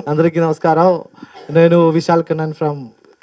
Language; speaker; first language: Telugu; non-native, learner; Malayalam